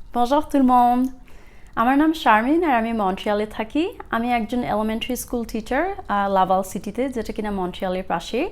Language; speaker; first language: Bangla; early bilingual, heritage; Bangla